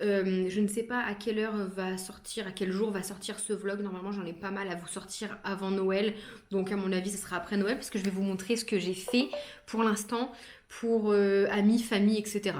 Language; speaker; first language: French; native; French